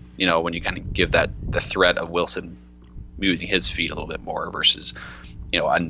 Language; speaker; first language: English; native; English